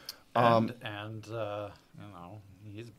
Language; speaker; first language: English; native; English